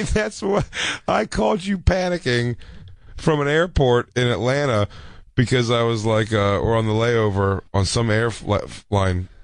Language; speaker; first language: English; native; English